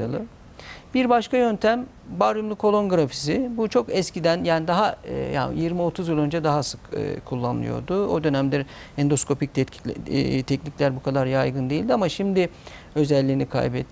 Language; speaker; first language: Turkish; native; Turkish